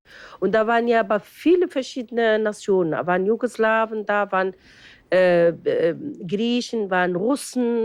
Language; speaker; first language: German; non-native, fluent; Arabic